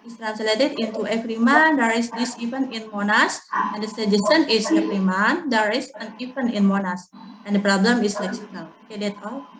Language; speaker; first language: English; non-native, learner; Indonesian